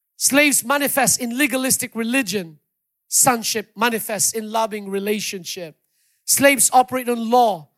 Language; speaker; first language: English; non-native, local second language; Hiligaynon